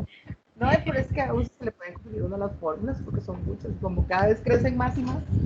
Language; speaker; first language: Spanish; native; Spanish